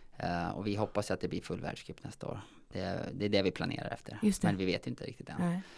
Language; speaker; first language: Swedish; native; Swedish